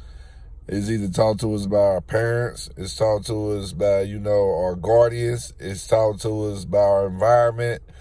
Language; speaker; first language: English; native; English